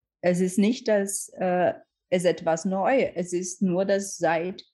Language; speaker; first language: German; non-native, learner; Portuguese